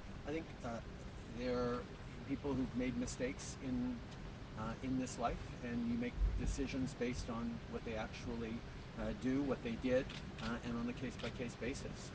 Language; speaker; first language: English; native; English